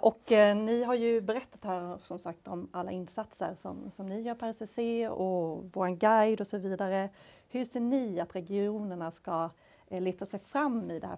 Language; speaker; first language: Swedish; native; Swedish